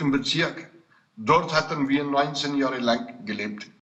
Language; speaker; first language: German; non-native, fluent; Kurdish